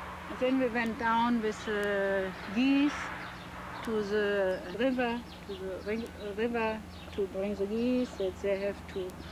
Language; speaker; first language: English; non-native, learner; German